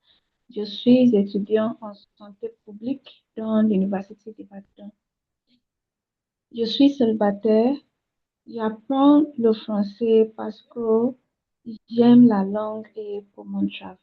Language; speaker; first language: French; non-native, learner; Yoruba